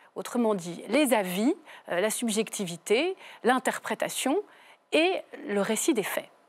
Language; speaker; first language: French; native; French